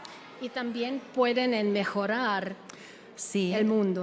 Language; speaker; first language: Spanish; non-native, fluent; Slovenian